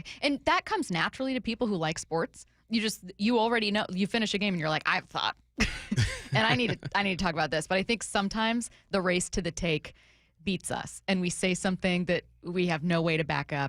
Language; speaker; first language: English; native; English